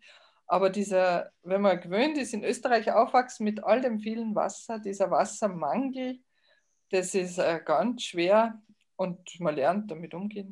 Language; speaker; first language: German; native; German